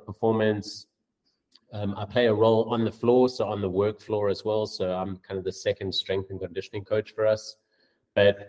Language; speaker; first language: English; native; English